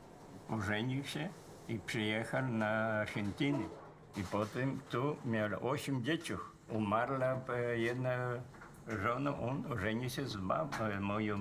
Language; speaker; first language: Polish; early bilingual, heritage; Polish